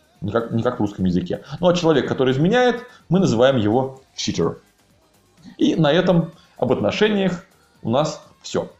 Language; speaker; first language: Russian; native; Russian